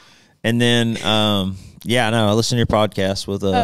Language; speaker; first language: English; native; English